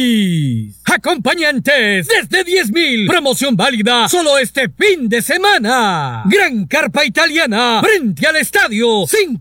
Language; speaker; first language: Spanish; native; Spanish